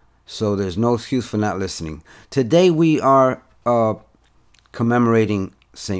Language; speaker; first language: English; native; English